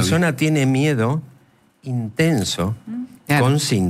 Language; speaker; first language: Spanish; native; Spanish